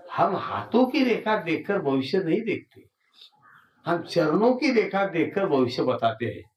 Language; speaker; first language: Hindi; non-native, local second language; Marathi